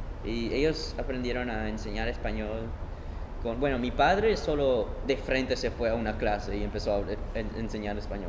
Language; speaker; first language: Spanish; early bilingual, heritage; Spanish